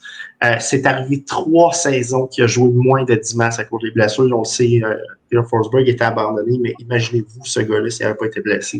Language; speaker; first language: French; native; French